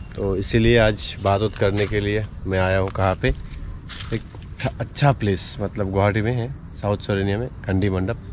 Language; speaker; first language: Hindi; non-native, local second language; Assamese